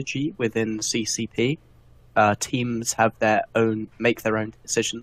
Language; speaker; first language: English; native; English